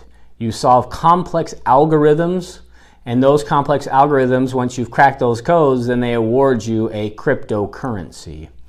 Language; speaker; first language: English; native; English